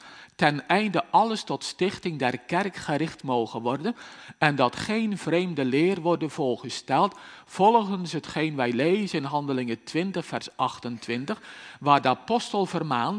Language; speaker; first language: Dutch; native; Dutch